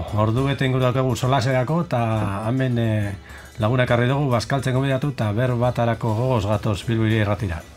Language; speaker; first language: Basque; native; Basque